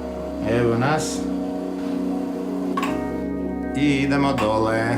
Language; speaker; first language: Croatian; native; Croatian